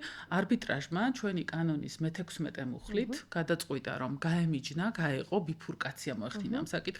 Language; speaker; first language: Georgian; native; Georgian